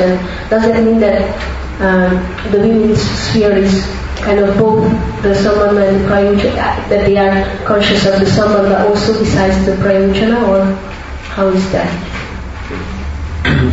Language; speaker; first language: English; non-native, fluent; Hungarian